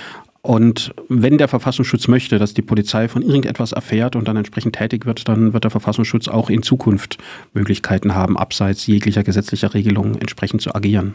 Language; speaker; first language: German; native; German